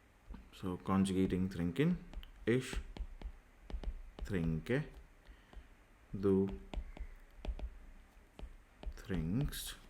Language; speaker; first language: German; non-native, learner; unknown